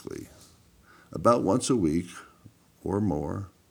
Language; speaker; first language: English; native; English